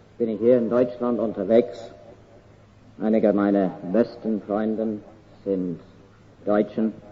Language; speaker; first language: German; non-native, fluent; English